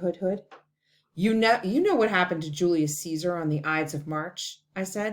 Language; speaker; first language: English; native; English